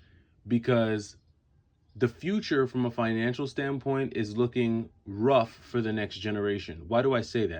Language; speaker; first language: English; native; English